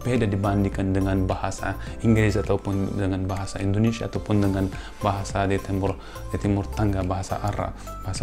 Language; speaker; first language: Indonesian; non-native, fluent; Urdu